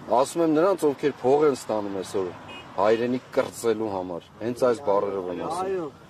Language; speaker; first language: Armenian; native; Armenian